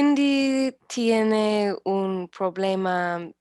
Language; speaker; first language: Spanish; non-native, learner; English